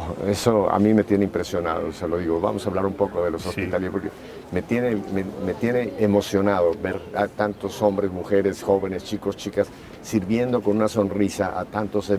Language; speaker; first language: Spanish; native; Spanish